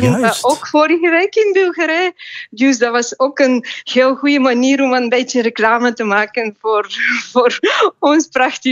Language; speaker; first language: Dutch; non-native, fluent; Bulgarian